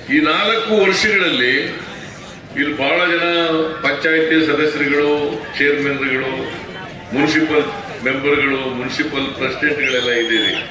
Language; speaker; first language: Kannada; native; Kannada